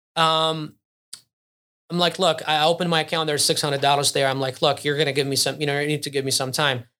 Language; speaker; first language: English; early bilingual, other home language; Arabic